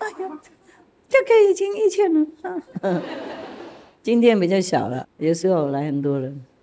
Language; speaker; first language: Chinese; non-native, fluent; Vietnamese